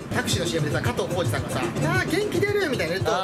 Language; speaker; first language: Japanese; native; Japanese